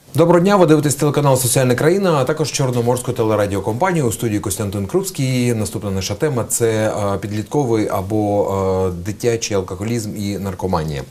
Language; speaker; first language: Ukrainian; non-native, local second language; Russian